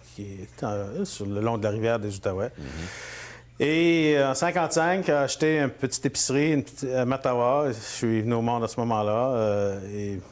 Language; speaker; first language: French; native; French